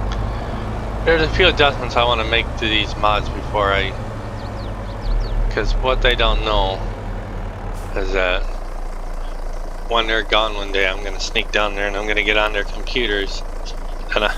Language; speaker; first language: English; native; English